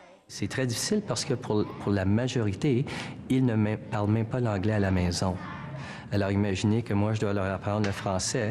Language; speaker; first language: French; non-native, fluent; English